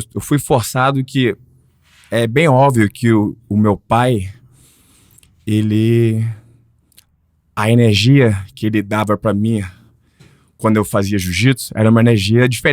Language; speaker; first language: Portuguese; early bilingual, heritage; Portuguese